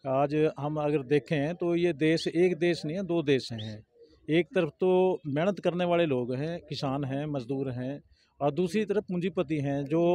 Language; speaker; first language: Hindi; native; Hindi